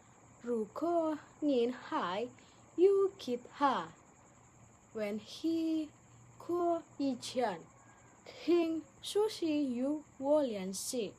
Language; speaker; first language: Chinese; non-native, learner; Indonesian